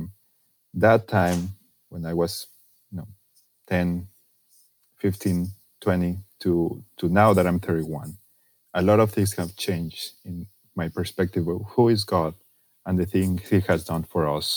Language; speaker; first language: English; non-native, fluent; Spanish